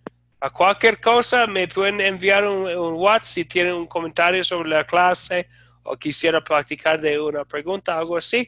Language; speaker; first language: Spanish; non-native, fluent; English